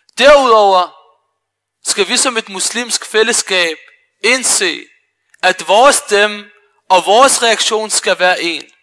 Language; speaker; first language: Danish; early bilingual, other home language; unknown